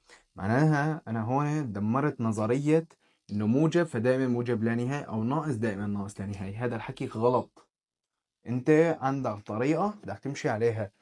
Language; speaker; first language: Arabic; native; Arabic